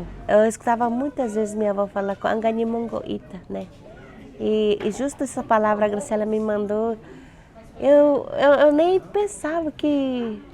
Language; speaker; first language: Portuguese; non-native, local second language; Guarani